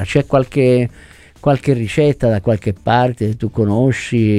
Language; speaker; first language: Italian; native; Italian